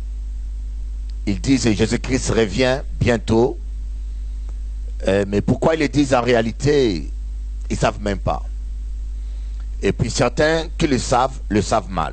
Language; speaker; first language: French; non-native, local second language; Lingala